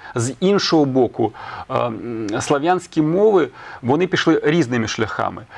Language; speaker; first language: Ukrainian; non-native, local second language; Russian